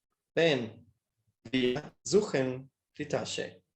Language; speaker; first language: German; non-native, fluent; Spanish